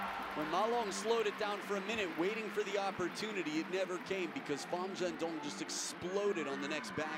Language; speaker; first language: English; native; English